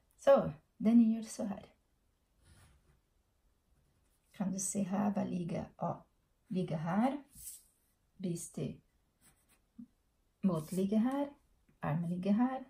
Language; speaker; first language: Swedish; non-native, learner; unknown